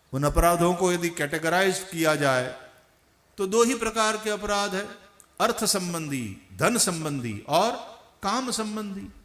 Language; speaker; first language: Hindi; non-native, local second language; Gujarati